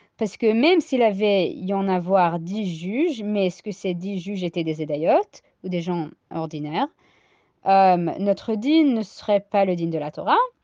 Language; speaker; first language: French; non-native, fluent; English